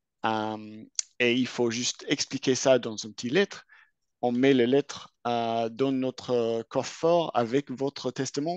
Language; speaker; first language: French; non-native, fluent; English